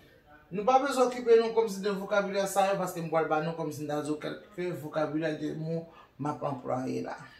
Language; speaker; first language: Spanish; non-native, learner; Haitian Creole